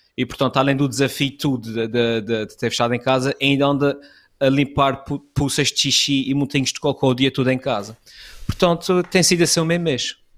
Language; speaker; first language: Portuguese; native; Portuguese